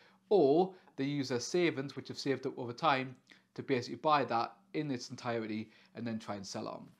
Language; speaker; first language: English; native; English